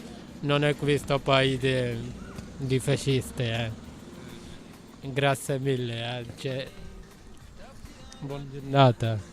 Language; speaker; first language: Italian; non-native, learner; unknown